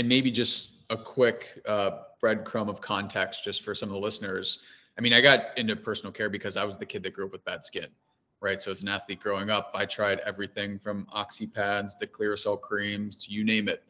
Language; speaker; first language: English; native; English